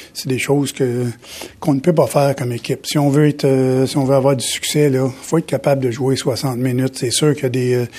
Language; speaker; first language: French; native; French